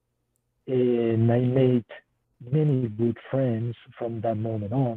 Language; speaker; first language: English; non-native, fluent; Spanish